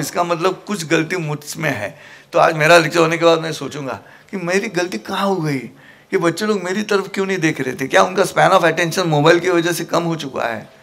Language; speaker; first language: Hindi; non-native, local second language; Marathi